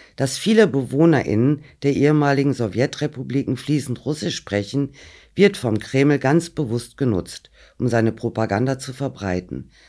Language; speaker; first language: German; native; German